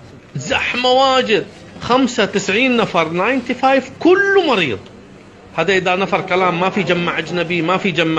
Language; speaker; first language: Arabic; non-native, learner; Bangla